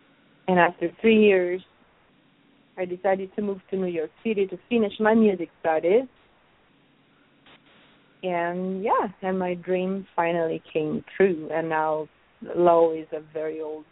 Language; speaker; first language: English; non-native, fluent; Italian